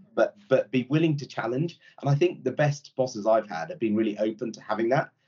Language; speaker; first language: English; native; English